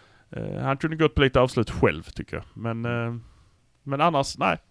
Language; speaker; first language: Swedish; native; Swedish